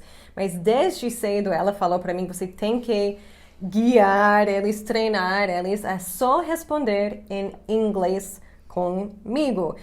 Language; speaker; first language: Portuguese; non-native, fluent; English